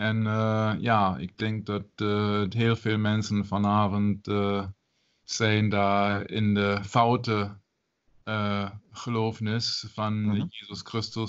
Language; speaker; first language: Dutch; non-native, learner; German